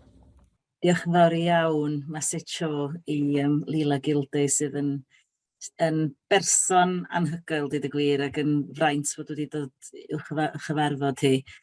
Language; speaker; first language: Welsh; native; Welsh